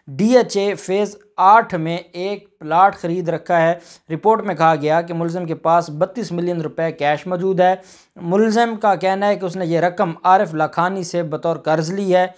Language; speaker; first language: Urdu; non-native, local second language; Punjabi